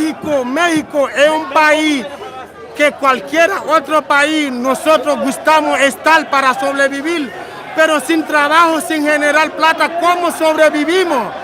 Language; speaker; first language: Spanish; non-native, learner; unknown